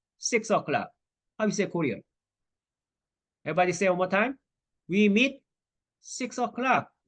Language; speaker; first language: English; non-native, learner; Korean